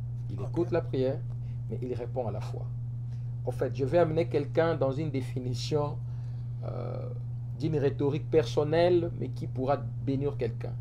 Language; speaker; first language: French; non-native, local second language; Lingala